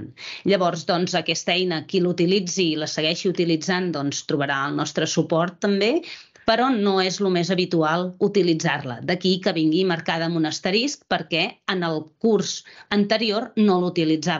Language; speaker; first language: Catalan; native; Catalan